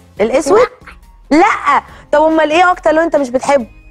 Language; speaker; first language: Arabic; native; Arabic